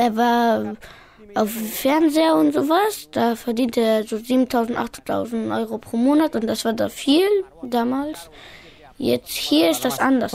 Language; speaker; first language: German; early bilingual, other home language; Pashto